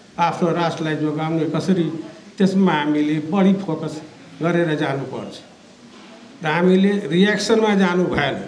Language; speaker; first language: Nepali; non-native, local second language; Maithili